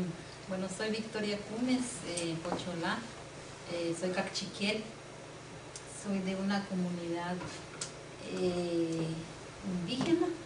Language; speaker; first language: Spanish; non-native, local second language; Kaqchikel